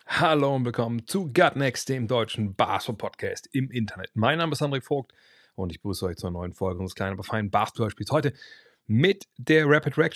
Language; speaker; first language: German; native; German